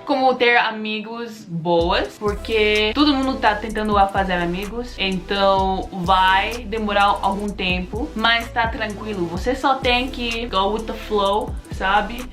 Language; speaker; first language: Portuguese; non-native, learner; English